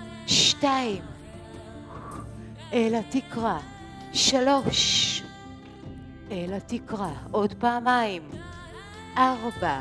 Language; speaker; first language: Hebrew; native; Hebrew